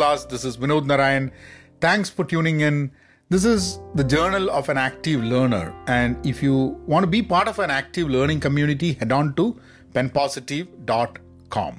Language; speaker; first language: English; non-native, local second language; Malayalam